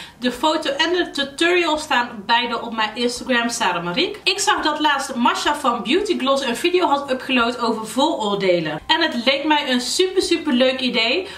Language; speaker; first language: Dutch; early bilingual, other home language; Arabic